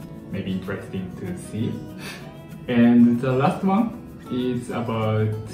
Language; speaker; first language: English; non-native, fluent; Japanese